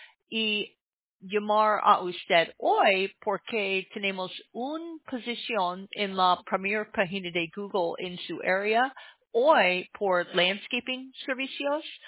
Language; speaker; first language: Spanish; non-native, learner; English